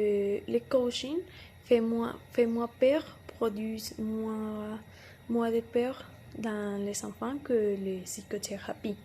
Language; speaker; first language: French; non-native, learner; Spanish